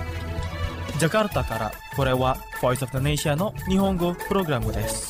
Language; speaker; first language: Japanese; non-native, fluent; Indonesian